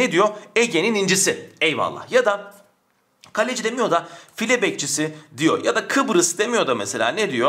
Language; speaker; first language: Turkish; native; Turkish